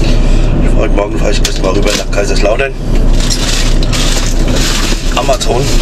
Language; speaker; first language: German; native; German